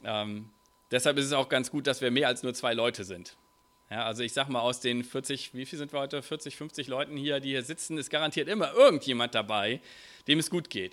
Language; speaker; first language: German; native; German